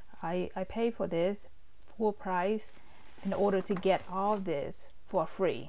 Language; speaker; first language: English; non-native, fluent; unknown